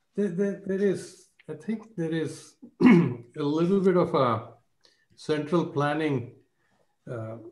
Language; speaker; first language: English; non-native, local second language; Marathi